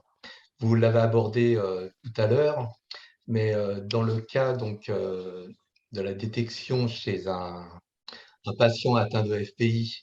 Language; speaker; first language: French; native; French